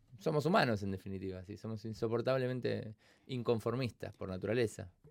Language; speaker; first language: Spanish; native; Spanish